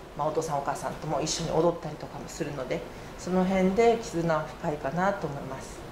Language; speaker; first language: Japanese; native; Japanese